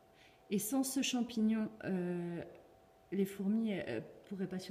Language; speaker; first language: French; native; French